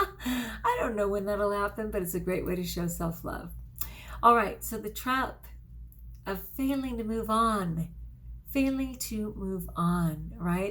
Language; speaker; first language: English; native; English